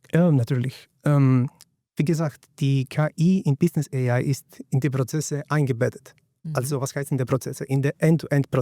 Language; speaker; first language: German; non-native, fluent; Greek